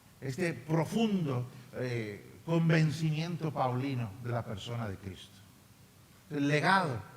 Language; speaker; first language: Spanish; native; Spanish